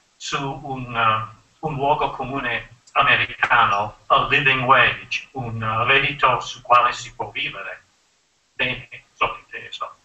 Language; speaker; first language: Italian; non-native, fluent; English